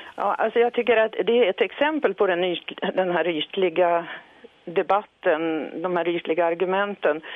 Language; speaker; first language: Swedish; native; Swedish